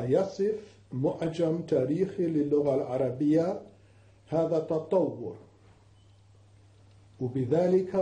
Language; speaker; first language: Arabic; non-native, fluent; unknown